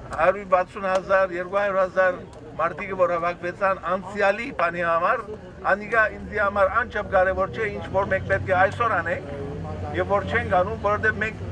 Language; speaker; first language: Armenian; early bilingual, heritage; Armenian